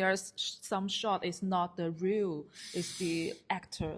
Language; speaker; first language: English; non-native, learner; Chinese